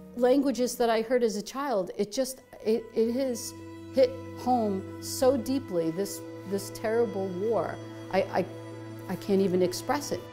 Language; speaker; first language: English; native; English